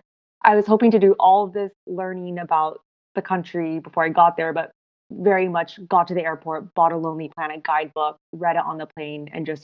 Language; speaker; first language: English; non-native, local second language; Cantonese